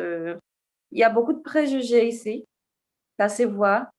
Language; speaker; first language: French; non-native, fluent; Portuguese